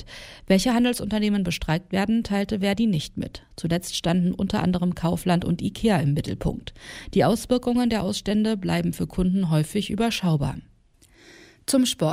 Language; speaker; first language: German; native; German